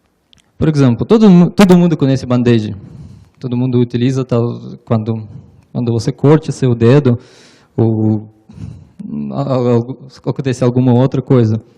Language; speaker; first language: Portuguese; non-native, learner; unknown